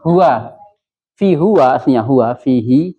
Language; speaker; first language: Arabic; non-native, fluent; Indonesian